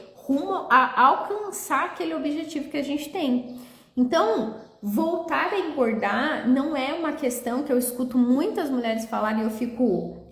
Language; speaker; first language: Portuguese; native; Portuguese